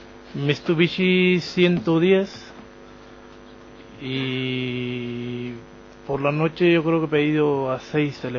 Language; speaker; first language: Spanish; non-native, learner; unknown